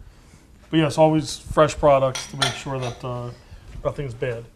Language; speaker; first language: English; native; English